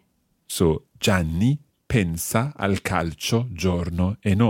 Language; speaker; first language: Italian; non-native, fluent; English